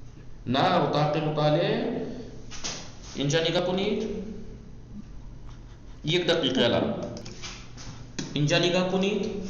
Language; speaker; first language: Persian; non-native, fluent; Urdu